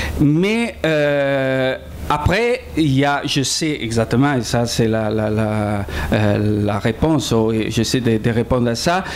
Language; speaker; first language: French; non-native, fluent; Italian